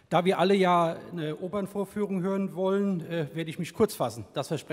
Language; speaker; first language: German; native; German